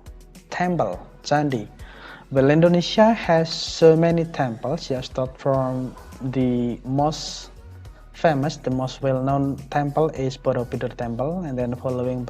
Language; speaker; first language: English; non-native, fluent; Indonesian